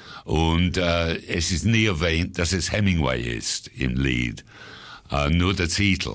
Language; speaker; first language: German; non-native, fluent; English